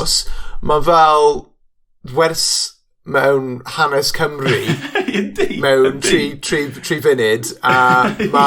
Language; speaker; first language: Welsh; non-native, local second language; English